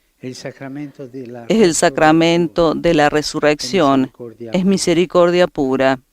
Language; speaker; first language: Spanish; native; Spanish